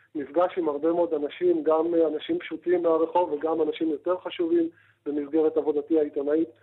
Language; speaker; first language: Hebrew; native; Hebrew